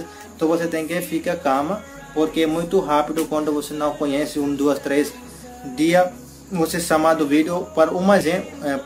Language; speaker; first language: Portuguese; non-native, learner; Hindi